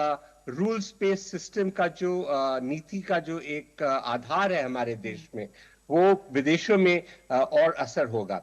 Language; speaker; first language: Hindi; native; Hindi